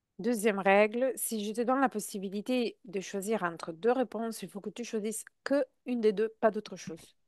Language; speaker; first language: French; non-native, fluent; Italian